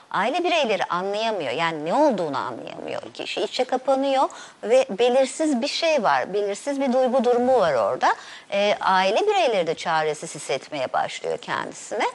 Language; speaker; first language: Turkish; native; Turkish